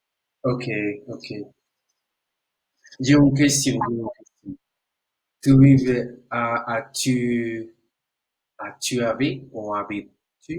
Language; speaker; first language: French; non-native, learner; Spanish